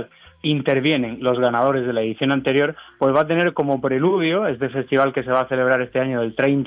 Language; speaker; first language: Spanish; native; Spanish